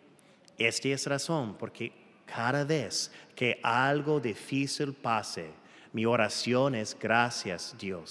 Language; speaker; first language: Spanish; non-native, fluent; English